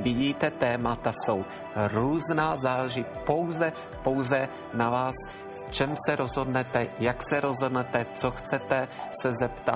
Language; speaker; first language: Czech; native; Czech